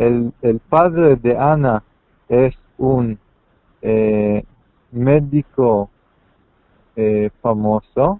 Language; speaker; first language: Spanish; non-native, learner; English